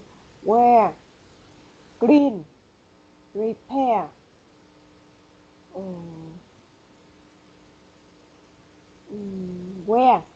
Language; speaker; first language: English; non-native, learner; Vietnamese